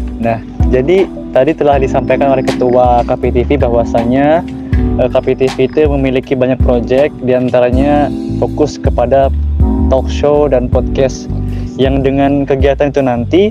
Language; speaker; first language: Indonesian; native; Indonesian